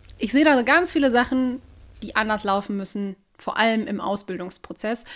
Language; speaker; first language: German; native; German